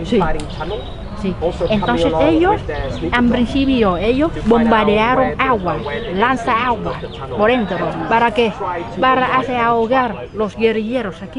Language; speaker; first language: Spanish; non-native, fluent; Vietnamese